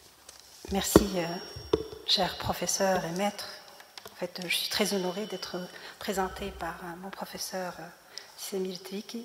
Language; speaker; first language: French; non-native, local second language; Arabic